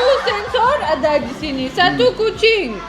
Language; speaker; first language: Indonesian; non-native, learner; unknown